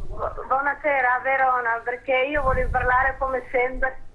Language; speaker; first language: Italian; non-native, fluent; Somali